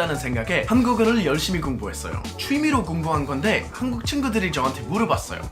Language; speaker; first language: Korean; non-native, fluent; English